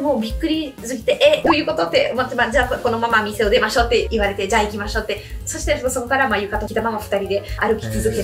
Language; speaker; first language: Japanese; non-native, fluent; Italian